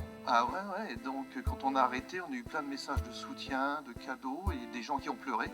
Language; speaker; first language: French; native; French